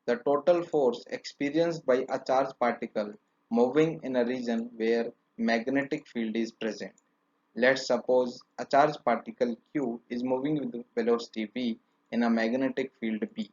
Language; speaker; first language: English; non-native, local second language; Hindi